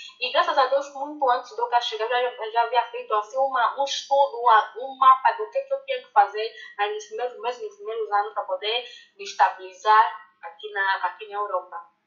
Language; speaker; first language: Portuguese; native; Portuguese